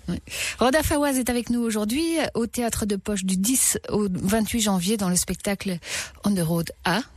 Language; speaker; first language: French; native; French